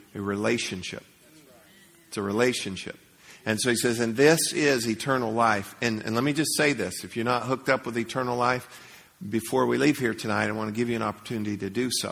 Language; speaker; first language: English; native; English